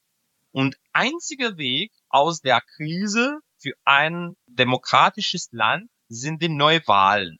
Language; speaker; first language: German; non-native, fluent; Serbian